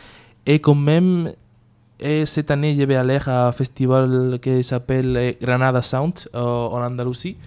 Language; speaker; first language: French; non-native, learner; Spanish